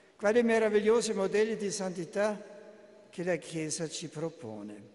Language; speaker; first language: Italian; non-native, fluent; German